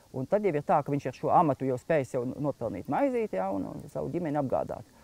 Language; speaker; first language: Latvian; native; Latvian